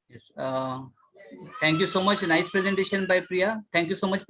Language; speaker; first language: English; non-native, local second language; Marathi